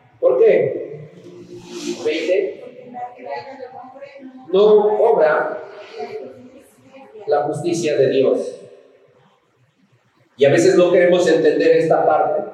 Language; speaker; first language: Spanish; native; Spanish